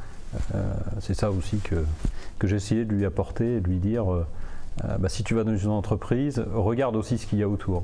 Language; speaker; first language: French; native; French